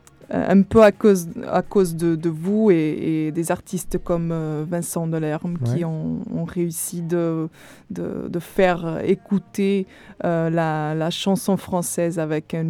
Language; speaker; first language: French; non-native, fluent; Portuguese